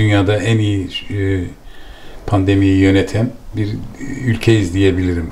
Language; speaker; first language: Turkish; native; Turkish